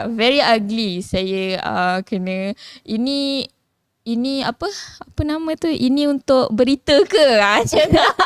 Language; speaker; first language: Malay; non-native, local second language; English